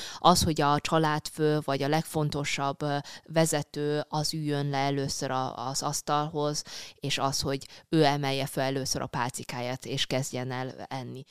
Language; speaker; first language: Hungarian; early bilingual, other home language; Chinese